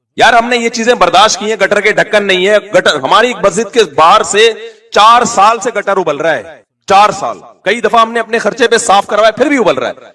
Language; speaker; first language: Urdu; native; Urdu